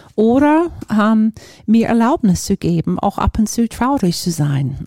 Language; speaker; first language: German; non-native, fluent; English